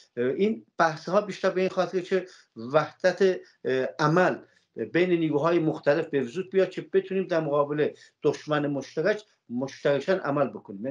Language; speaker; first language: Persian; non-native, local second language; Azerbaijani